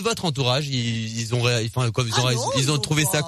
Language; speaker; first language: French; native; French